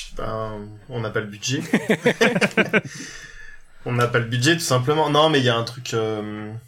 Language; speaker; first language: French; native; French